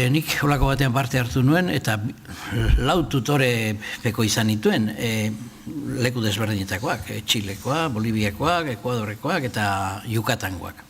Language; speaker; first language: Basque; native; Basque